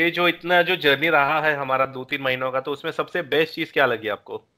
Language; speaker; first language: Hindi; native; Hindi